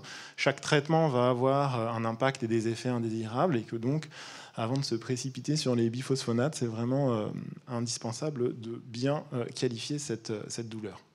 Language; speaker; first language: French; native; French